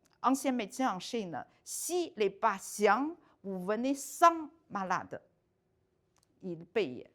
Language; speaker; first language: French; non-native, learner; Chinese